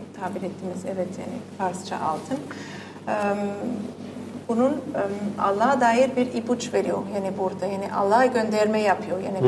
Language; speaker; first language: Turkish; non-native, fluent; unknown